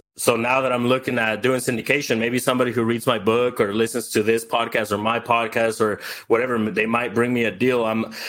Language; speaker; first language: English; early bilingual, other home language; Spanish